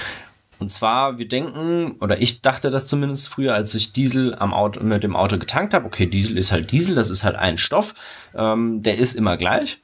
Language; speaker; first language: German; native; German